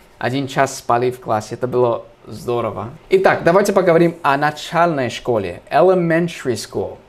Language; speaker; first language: Russian; non-native, fluent; English